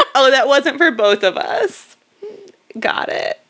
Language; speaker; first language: English; native; English